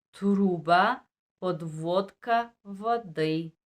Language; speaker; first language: Russian; non-native, learner; Bulgarian